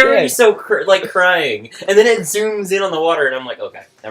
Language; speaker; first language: English; native; English